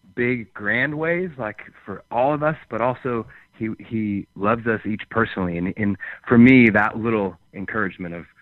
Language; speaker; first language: English; native; English